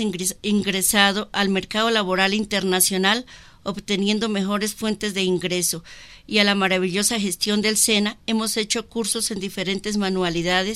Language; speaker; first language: Spanish; native; Spanish